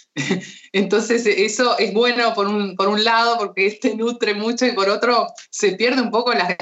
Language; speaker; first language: Spanish; early bilingual, heritage; Spanish